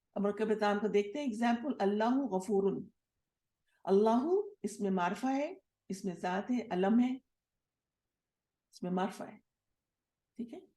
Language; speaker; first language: Urdu; native; Urdu